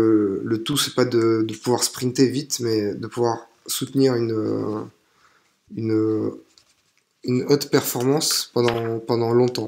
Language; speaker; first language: French; native; French